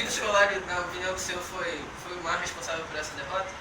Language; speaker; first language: Portuguese; native; Portuguese